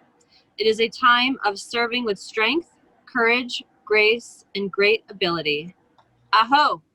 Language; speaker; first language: English; native; English